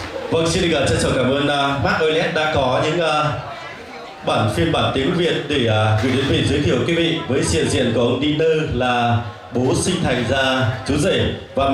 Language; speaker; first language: Vietnamese; native; Vietnamese